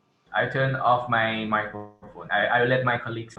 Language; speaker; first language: English; non-native, fluent; Thai